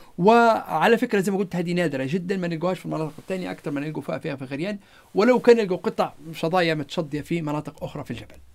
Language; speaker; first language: Arabic; non-native, local second language; Berber languages